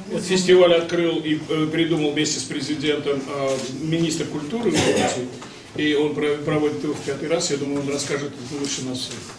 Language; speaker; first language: Russian; native; Russian